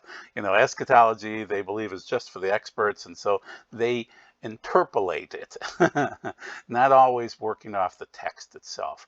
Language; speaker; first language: English; native; English